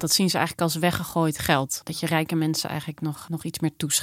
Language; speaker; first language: Dutch; native; Dutch